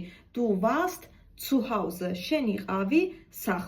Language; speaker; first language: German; non-native, fluent; Georgian